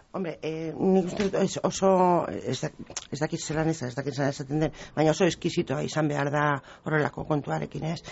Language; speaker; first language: Basque; non-native, local second language; Spanish